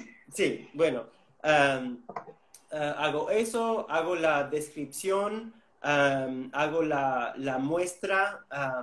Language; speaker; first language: Spanish; non-native, fluent; English